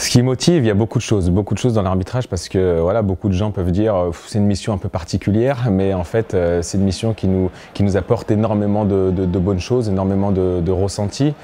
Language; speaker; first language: French; native; French